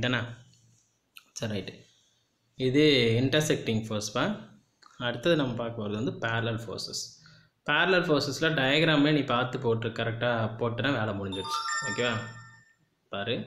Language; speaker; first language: Tamil; native; Tamil